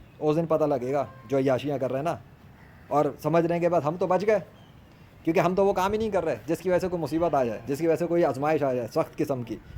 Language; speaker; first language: Urdu; native; Urdu